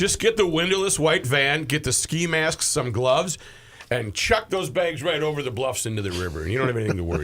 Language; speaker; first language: English; native; English